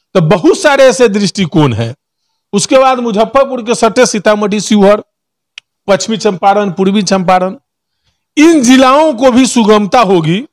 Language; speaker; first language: Hindi; native; Hindi